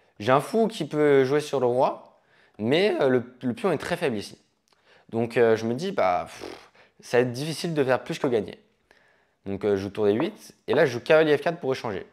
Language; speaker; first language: French; native; French